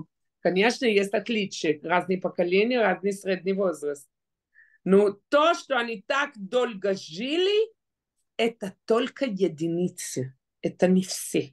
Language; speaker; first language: Russian; non-native, fluent; Hebrew